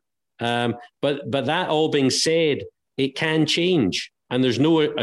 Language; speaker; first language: English; native; English